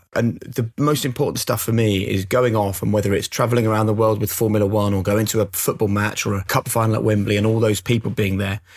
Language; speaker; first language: English; native; English